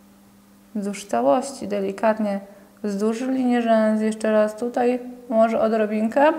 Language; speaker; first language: Polish; native; Polish